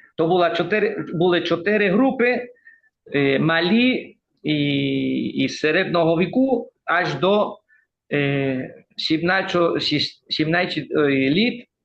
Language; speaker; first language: Ukrainian; early bilingual, heritage; Ukrainian